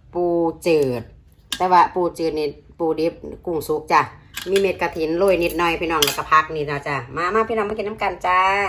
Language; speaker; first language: Thai; native; Thai